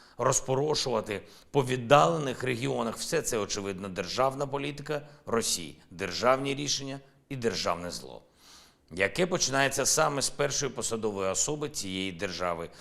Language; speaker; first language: Ukrainian; non-native, local second language; Russian